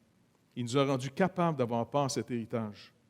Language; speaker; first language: French; native; French